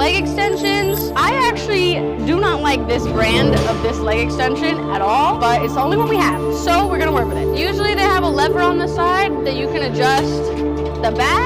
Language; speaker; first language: English; native; English